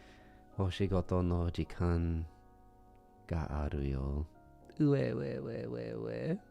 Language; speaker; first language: Japanese; non-native, learner; English